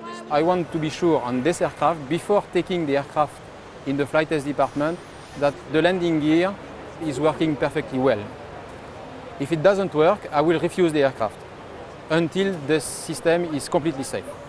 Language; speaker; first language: English; non-native, fluent; French